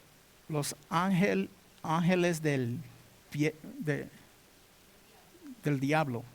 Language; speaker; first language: Spanish; non-native, learner; English